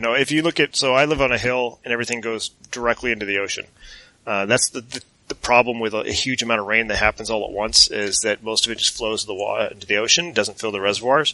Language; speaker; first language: English; native; English